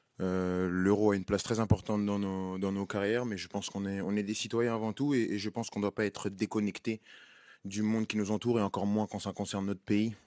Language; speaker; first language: French; native; French